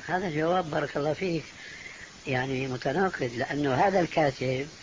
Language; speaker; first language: Arabic; early bilingual, other home language; Albanian